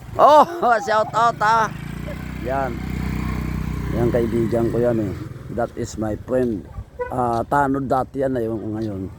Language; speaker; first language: Filipino; native; Filipino